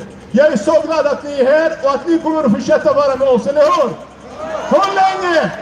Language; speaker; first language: Swedish; non-native, fluent; Arabic